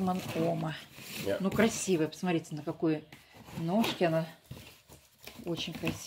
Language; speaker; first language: Russian; native; Russian